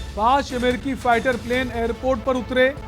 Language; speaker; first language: Hindi; native; Hindi